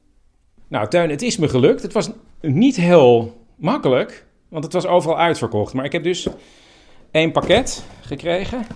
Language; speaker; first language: Dutch; native; Dutch